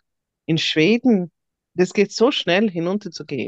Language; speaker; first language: German; non-native, fluent; Swedish